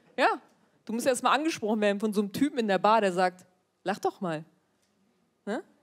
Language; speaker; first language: German; early bilingual, other home language; Turkish